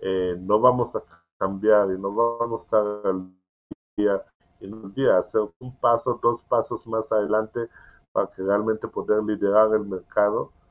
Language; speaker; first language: Spanish; non-native, learner; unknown